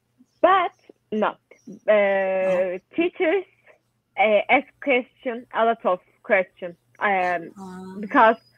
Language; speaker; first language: English; non-native, learner; Turkish